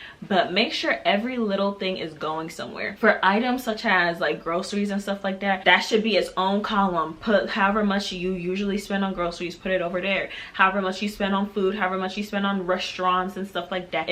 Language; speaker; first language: English; native; English